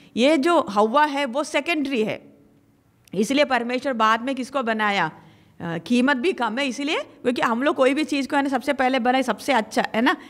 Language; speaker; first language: Hindi; non-native, local second language; Malayalam